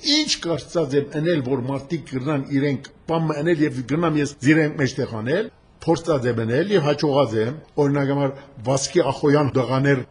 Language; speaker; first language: Armenian; early bilingual, heritage; Armenian